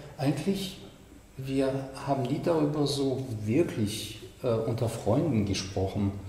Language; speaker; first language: German; non-native, fluent; French